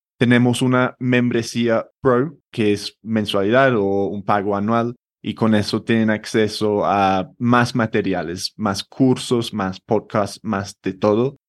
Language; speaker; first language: Spanish; non-native, fluent; English